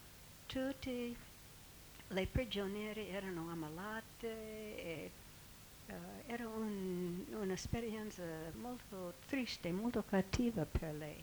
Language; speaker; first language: Italian; non-native, fluent; English